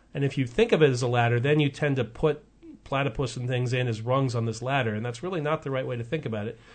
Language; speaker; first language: English; native; English